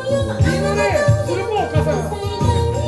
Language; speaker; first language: Korean; non-native, fluent; Japanese